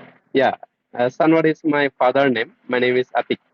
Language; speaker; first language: English; non-native, learner; Bangla